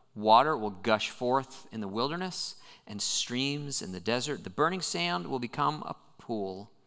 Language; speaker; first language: English; native; English